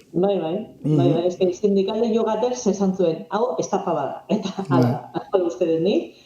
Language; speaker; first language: Basque; non-native, local second language; Spanish